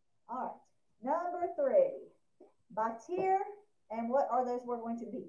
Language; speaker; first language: English; native; English